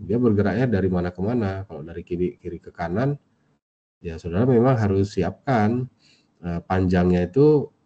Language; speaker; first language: Indonesian; native; Indonesian